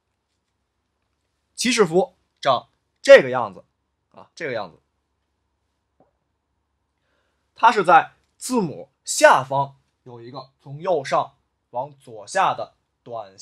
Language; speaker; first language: Chinese; native; Chinese